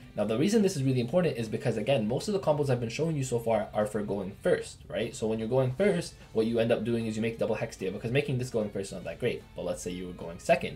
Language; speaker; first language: English; native; English